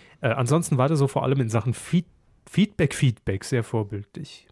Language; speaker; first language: German; native; German